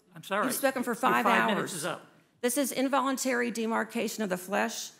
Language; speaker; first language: English; native; English